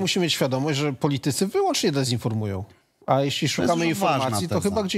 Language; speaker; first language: Polish; native; Polish